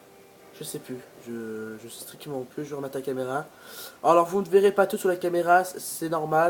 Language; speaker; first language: French; native; French